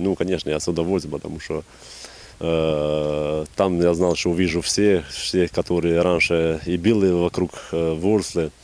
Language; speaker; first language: Russian; non-native, fluent; Albanian